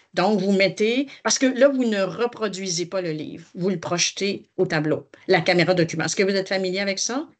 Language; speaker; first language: French; native; French